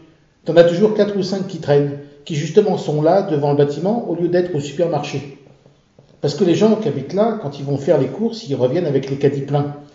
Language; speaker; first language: French; native; French